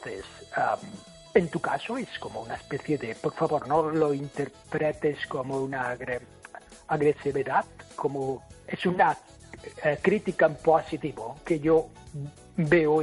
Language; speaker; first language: Spanish; non-native, fluent; English